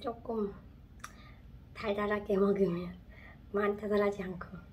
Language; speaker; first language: Korean; non-native, fluent; Khmer